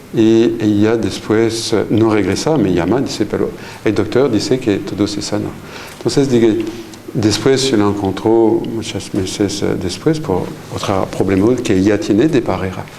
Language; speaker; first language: Spanish; non-native, fluent; French